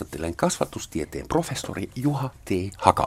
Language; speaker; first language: Finnish; native; Finnish